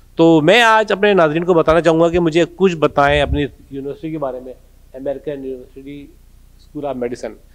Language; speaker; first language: Urdu; native; Urdu